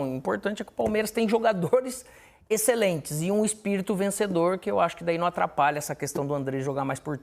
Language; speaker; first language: Portuguese; native; Portuguese